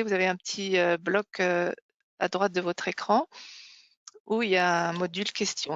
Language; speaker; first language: French; native; French